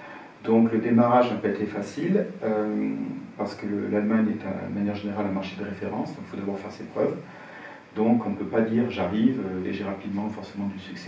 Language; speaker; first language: French; native; French